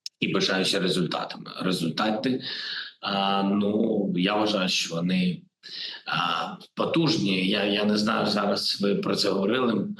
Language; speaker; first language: Ukrainian; non-native, local second language; Russian